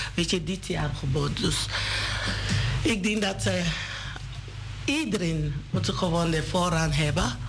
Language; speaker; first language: Dutch; non-native, learner; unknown